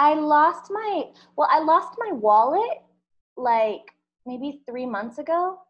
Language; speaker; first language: English; native; English